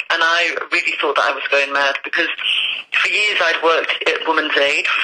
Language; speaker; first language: English; native; English